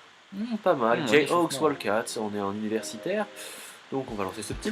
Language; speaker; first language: French; native; French